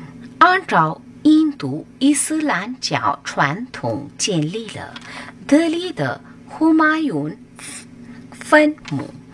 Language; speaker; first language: Chinese; non-native, learner; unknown